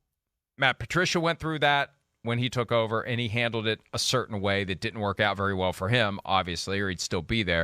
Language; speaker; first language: English; native; English